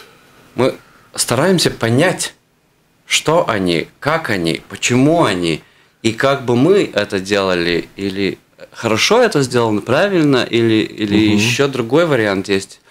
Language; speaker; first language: Russian; non-native, fluent; Latvian